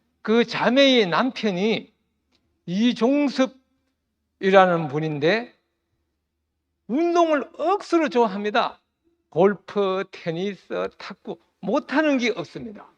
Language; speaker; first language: Korean; native; Korean